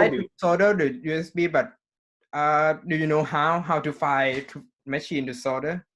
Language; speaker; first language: English; non-native, learner; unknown